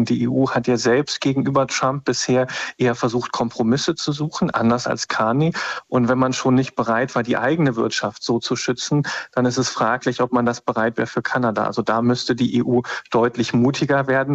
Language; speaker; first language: German; native; German